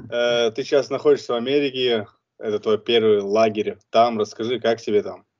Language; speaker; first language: Russian; native; Russian